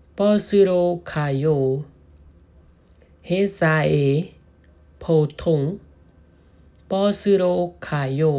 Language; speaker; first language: Korean; non-native, learner; Khmer